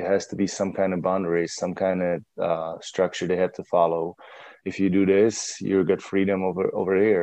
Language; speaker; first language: English; non-native, fluent; Czech